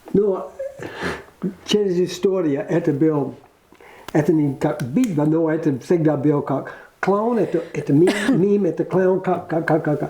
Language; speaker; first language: Russian; non-native, learner; English